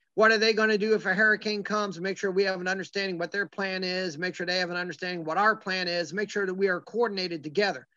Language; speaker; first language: English; native; English